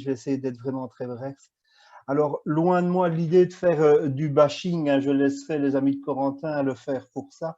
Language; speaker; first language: French; native; French